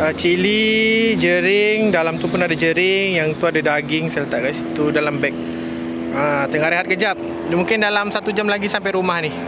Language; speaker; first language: Malay; non-native, fluent; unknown